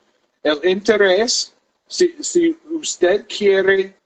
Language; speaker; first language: Spanish; non-native, fluent; English